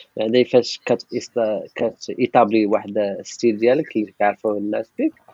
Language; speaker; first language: Arabic; non-native, local second language; Tachelhit